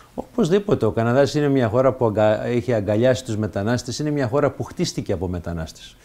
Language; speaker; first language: Greek; early bilingual, heritage; Greek